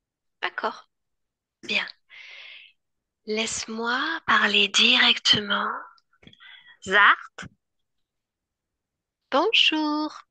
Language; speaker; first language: French; native; French